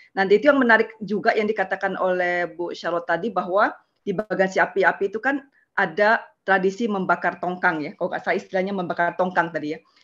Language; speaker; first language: Indonesian; native; Indonesian